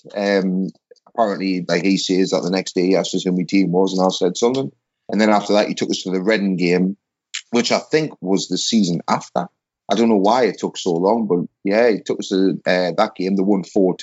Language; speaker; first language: English; native; English